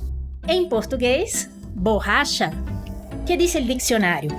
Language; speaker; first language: Portuguese; non-native, fluent; Spanish